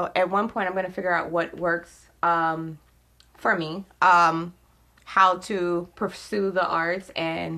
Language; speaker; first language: English; native; English